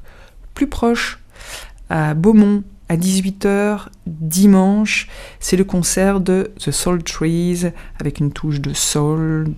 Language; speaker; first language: French; native; French